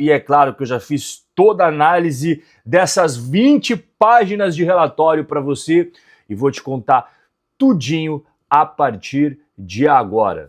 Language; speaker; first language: Portuguese; native; Portuguese